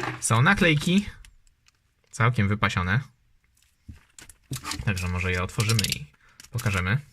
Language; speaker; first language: Polish; native; Polish